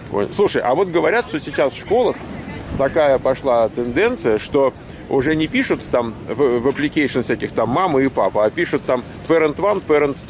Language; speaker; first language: Russian; native; Russian